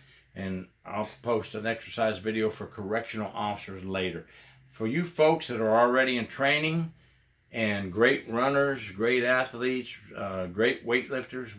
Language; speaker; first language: English; native; English